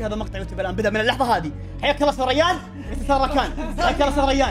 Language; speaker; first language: Arabic; native; Arabic